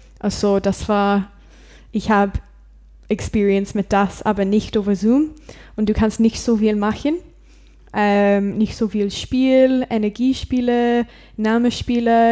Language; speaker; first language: German; non-native, learner; English